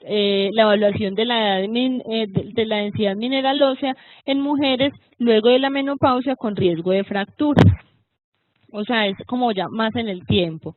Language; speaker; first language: Spanish; native; Spanish